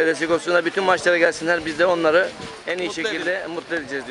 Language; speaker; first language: Turkish; native; Turkish